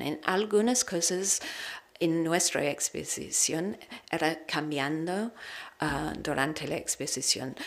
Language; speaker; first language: Spanish; non-native, learner; English